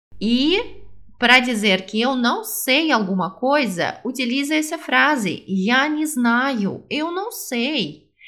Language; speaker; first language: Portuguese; non-native, fluent; Russian